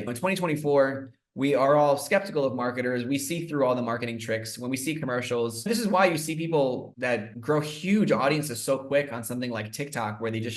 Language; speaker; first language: English; native; English